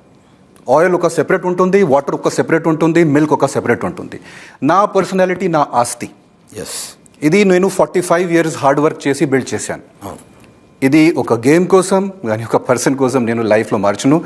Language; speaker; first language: Telugu; non-native, fluent; Hindi